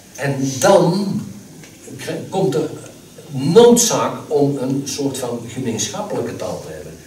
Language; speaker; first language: Dutch; native; Dutch